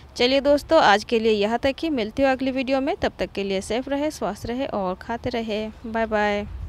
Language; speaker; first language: Hindi; non-native, local second language; Marathi